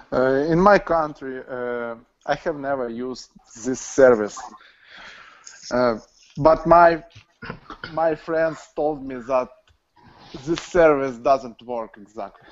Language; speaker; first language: English; non-native, learner; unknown